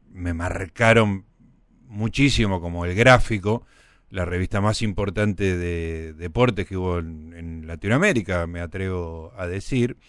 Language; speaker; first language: Spanish; native; Spanish